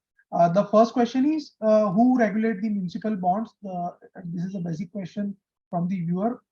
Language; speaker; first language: English; non-native, local second language; Hindi